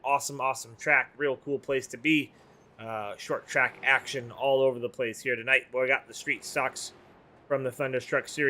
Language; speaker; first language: English; native; English